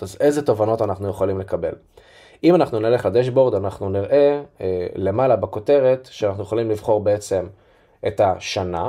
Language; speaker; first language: Hebrew; native; Hebrew